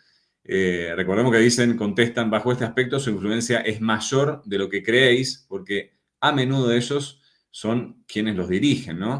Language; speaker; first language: Spanish; native; Spanish